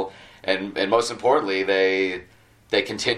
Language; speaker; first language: English; native; English